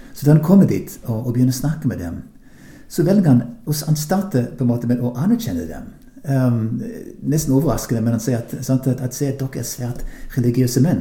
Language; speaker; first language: Norwegian; non-native, fluent; English